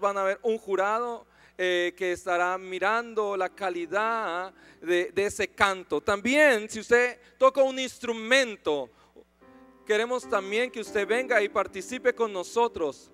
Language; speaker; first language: Spanish; native; Spanish